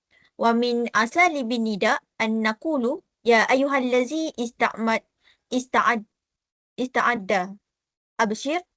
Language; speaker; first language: Arabic; non-native, learner; Malay